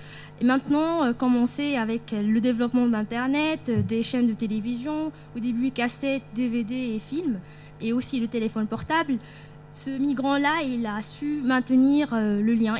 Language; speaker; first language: French; non-native, local second language; Arabic